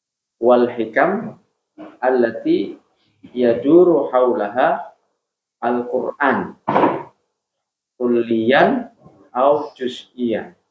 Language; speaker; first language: Arabic; non-native, fluent; Indonesian